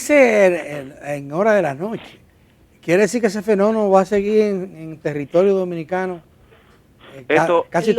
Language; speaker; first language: Spanish; native; Spanish